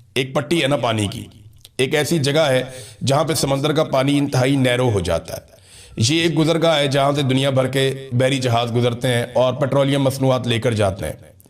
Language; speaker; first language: Urdu; non-native, local second language; Punjabi